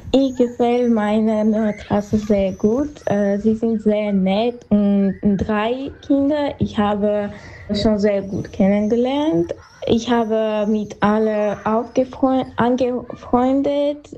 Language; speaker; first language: German; non-native, learner; Armenian